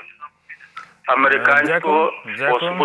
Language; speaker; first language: Ukrainian; non-native, local second language; Russian